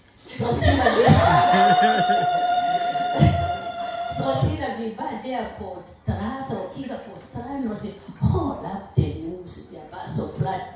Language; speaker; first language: Danish; non-native, learner; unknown